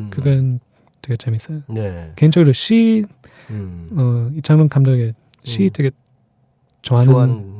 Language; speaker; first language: Korean; non-native, fluent; English